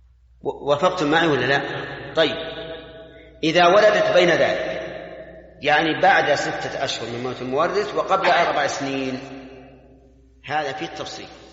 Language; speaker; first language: Arabic; native; Arabic